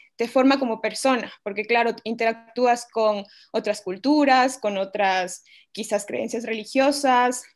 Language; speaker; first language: Spanish; native; Spanish